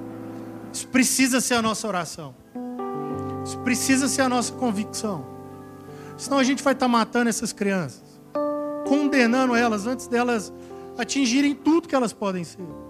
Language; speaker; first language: Portuguese; native; Portuguese